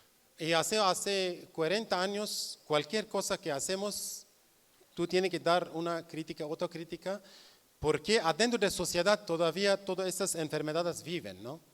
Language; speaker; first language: Spanish; non-native, learner; Kurdish